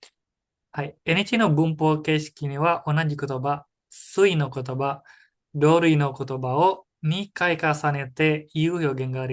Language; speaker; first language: Japanese; non-native, fluent; Indonesian